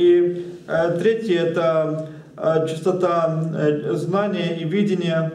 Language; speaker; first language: Russian; native; Russian